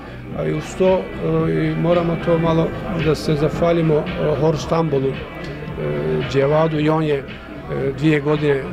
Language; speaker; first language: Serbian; early bilingual, heritage; Croatian